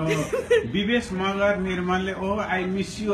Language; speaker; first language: Nepali; native; Nepali